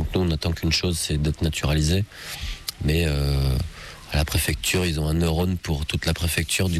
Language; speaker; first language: French; native; French